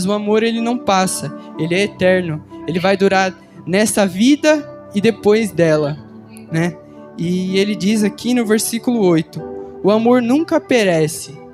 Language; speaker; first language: Portuguese; native; Portuguese